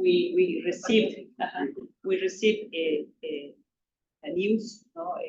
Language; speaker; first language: English; non-native, local second language; Spanish